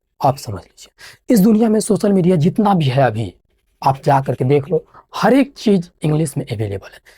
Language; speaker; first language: Hindi; native; Hindi